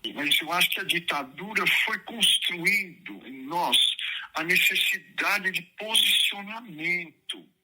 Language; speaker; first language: Portuguese; native; Portuguese